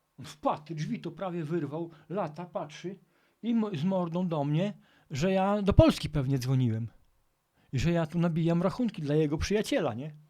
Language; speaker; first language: Polish; native; Polish